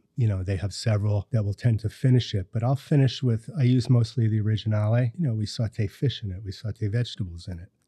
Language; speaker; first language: English; native; English